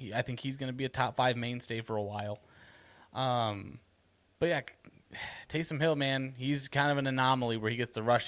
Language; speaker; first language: English; native; English